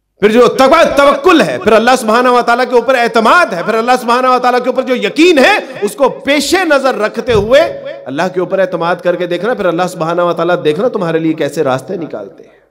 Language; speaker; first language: Urdu; non-native, local second language; Punjabi